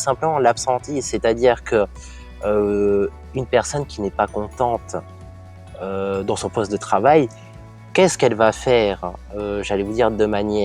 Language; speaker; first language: French; native; French